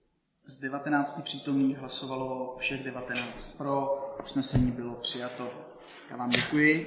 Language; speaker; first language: Czech; native; Czech